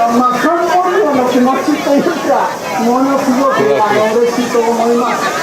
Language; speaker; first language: Japanese; non-native, fluent; Urdu